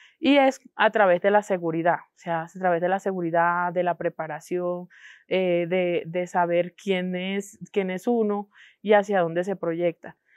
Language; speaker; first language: Spanish; non-native, local second language; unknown